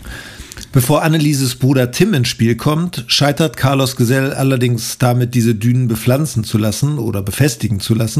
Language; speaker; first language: German; native; German